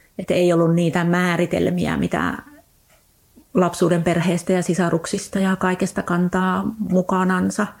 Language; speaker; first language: Finnish; native; Finnish